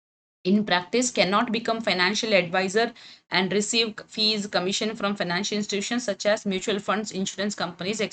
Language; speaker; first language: English; non-native, local second language; Kannada